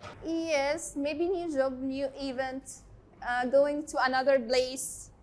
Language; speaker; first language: English; non-native, learner; Arabic